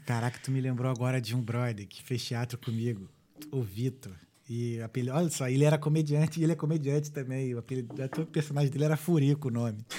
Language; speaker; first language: Portuguese; native; Portuguese